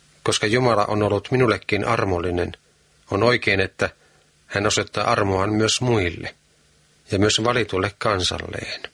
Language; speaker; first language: Finnish; native; Finnish